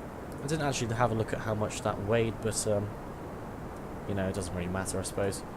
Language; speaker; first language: English; native; English